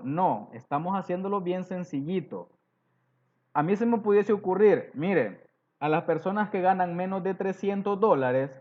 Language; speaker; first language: Spanish; native; Spanish